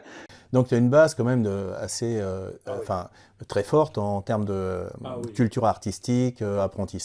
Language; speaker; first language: French; native; French